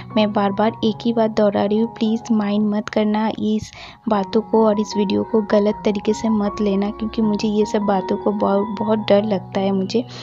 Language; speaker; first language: Hindi; non-native, local second language; Bangla